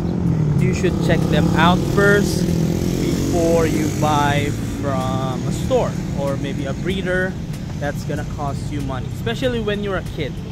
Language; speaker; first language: English; non-native, local second language; Filipino